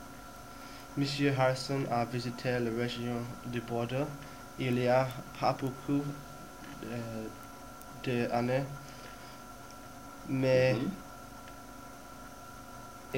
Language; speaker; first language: French; non-native, learner; English